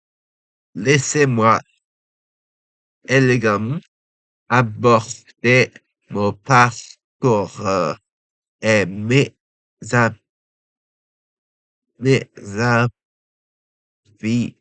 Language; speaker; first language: French; non-native, learner; Japanese